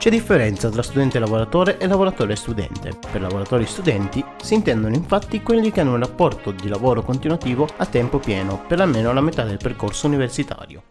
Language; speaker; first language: Italian; native; Italian